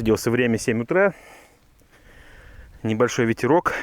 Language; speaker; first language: Russian; native; Russian